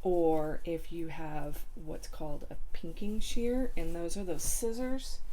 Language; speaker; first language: English; native; English